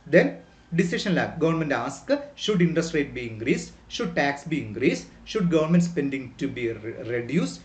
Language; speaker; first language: English; non-native, local second language; Malayalam